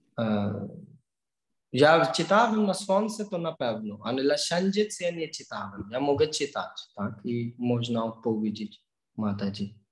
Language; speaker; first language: Polish; non-native, learner; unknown